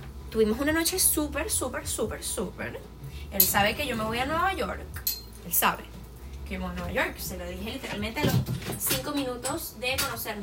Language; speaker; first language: Spanish; native; Spanish